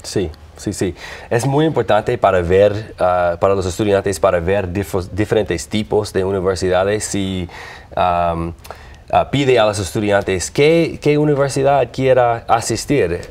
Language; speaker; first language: Spanish; non-native, learner; English